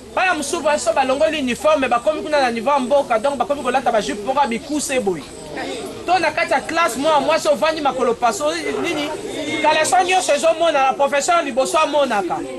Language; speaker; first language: Lingala; non-native, local second language; Kongo